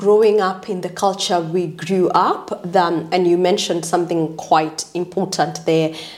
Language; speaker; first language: English; non-native, local second language; Kikuyu